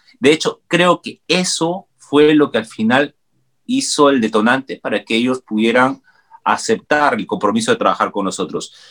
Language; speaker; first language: Spanish; native; Spanish